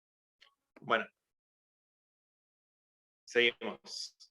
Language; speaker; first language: Spanish; native; Spanish